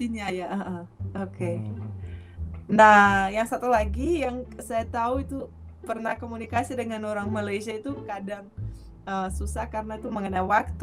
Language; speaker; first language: Indonesian; non-native, fluent; Russian